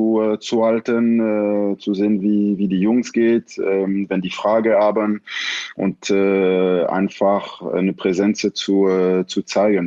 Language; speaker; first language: German; non-native, fluent; French